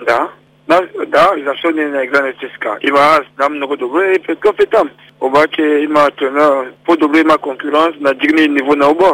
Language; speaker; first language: Bulgarian; non-native, learner; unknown